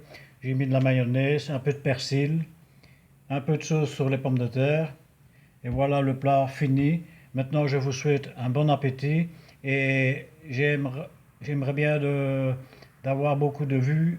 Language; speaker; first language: French; native; French